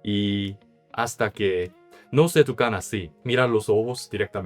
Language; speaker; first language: Spanish; non-native, learner; Korean